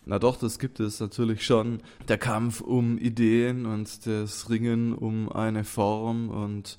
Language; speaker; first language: German; native; German